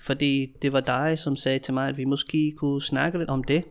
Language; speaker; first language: Danish; non-native, fluent; English